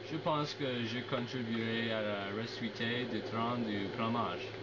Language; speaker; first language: French; non-native, learner; English